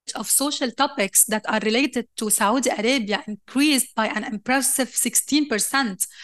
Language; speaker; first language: English; non-native, fluent; Arabic